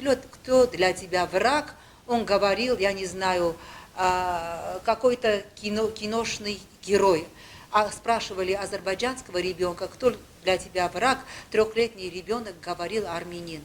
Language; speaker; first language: Russian; non-native, local second language; Armenian